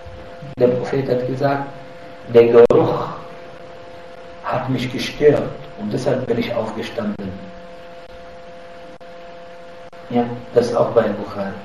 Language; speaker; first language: German; non-native, fluent; Arabic